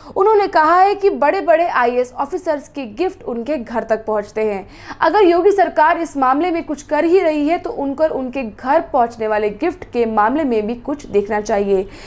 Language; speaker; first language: Hindi; native; Hindi